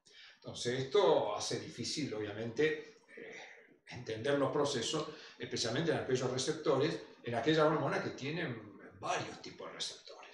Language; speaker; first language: Spanish; native; Spanish